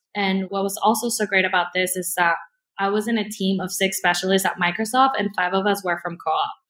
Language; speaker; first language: English; early bilingual, other home language; Spanish